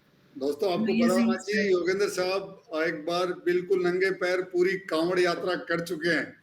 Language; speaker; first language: Hindi; native; Hindi